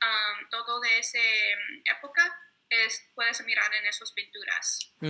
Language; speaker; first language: Spanish; early bilingual, heritage; Spanish